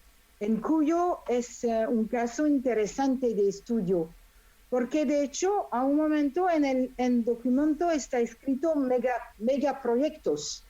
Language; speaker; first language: Spanish; non-native, fluent; French